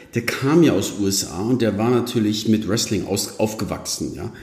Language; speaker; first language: German; native; German